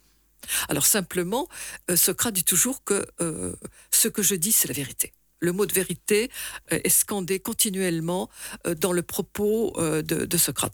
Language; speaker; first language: French; native; French